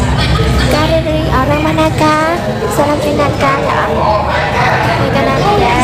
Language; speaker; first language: Indonesian; non-native, learner; Vietnamese